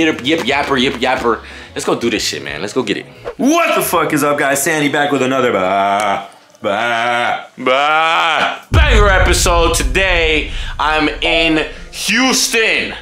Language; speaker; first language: English; early bilingual, other home language; Spanish